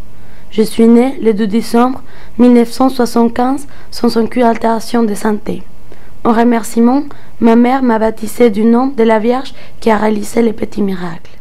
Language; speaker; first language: French; non-native, fluent; Spanish